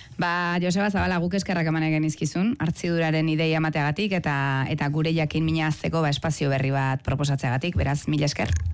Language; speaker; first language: Basque; native; Basque